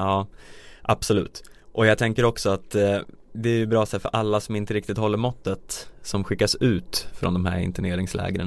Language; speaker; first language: Swedish; native; Swedish